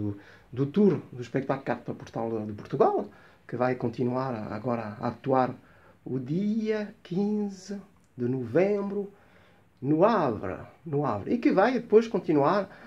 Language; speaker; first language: Portuguese; early bilingual, heritage; Portuguese